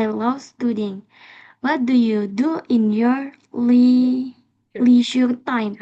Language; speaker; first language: English; non-native, learner; Indonesian